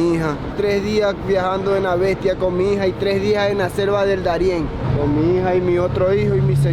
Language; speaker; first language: Spanish; native; Spanish